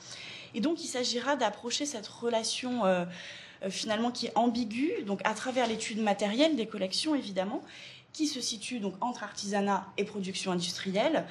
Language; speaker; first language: French; native; French